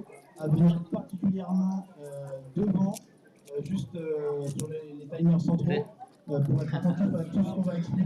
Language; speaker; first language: French; native; French